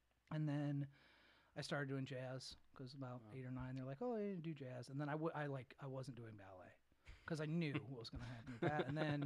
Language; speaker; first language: English; native; English